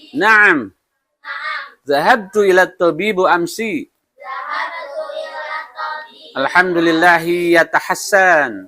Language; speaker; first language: Arabic; non-native, local second language; Indonesian